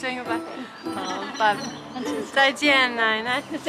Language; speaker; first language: Chinese; non-native, learner; English